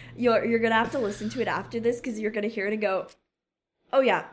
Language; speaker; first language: English; native; English